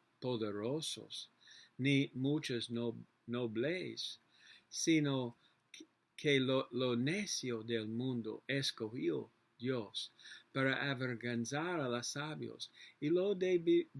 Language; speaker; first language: Spanish; non-native, learner; English